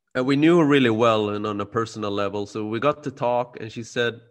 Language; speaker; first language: English; early bilingual, other home language; Khmer